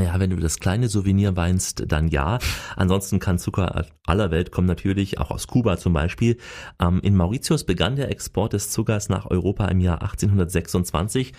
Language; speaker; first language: German; native; German